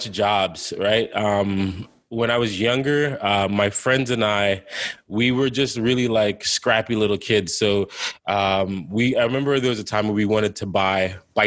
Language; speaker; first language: English; native; English